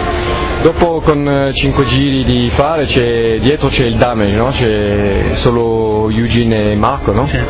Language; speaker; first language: Italian; non-native, learner; French